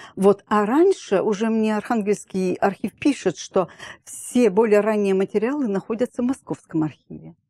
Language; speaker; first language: Russian; native; Russian